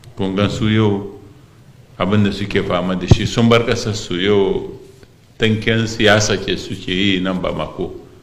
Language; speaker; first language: Hausa; non-native, local second language; Arabic